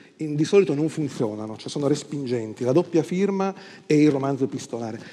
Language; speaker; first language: Italian; native; Italian